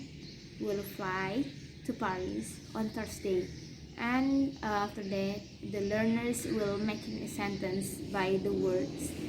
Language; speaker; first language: English; non-native, learner; Indonesian